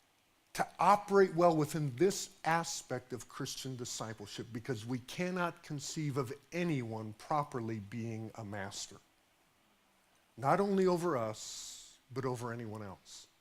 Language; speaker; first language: English; native; English